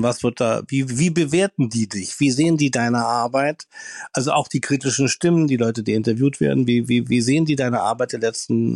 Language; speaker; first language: German; native; German